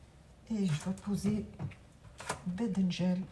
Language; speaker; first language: French; non-native, local second language; Arabic